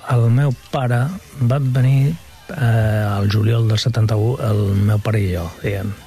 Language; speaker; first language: Catalan; non-native, local second language; Spanish